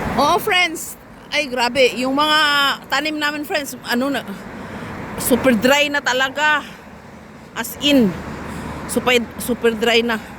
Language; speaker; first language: Filipino; non-native, local second language; Cebuano